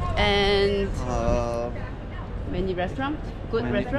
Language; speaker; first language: English; non-native, learner; Korean